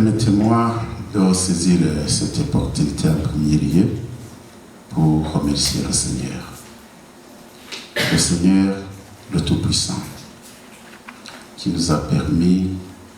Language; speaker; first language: French; non-native, local second language; Rundi